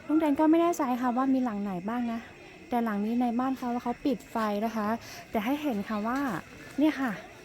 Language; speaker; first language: Thai; non-native, local second language; Karen languages